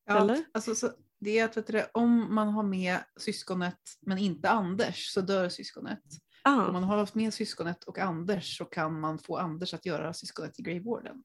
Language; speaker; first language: Swedish; native; Swedish